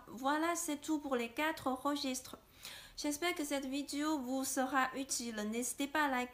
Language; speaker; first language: French; non-native, fluent; Chinese